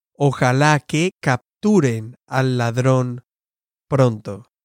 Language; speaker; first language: Spanish; non-native, fluent; English